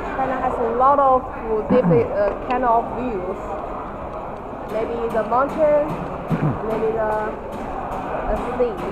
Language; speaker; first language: English; non-native, learner; Chinese